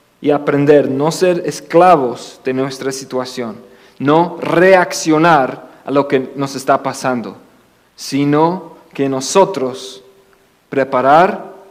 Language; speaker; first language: Spanish; non-native, fluent; English